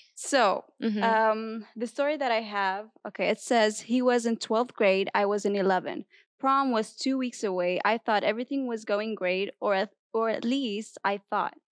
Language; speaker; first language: English; non-native, fluent; Arabic